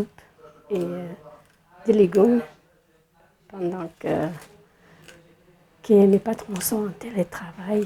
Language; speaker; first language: French; non-native, fluent; Portuguese